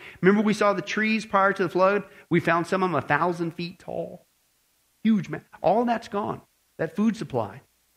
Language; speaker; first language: English; native; English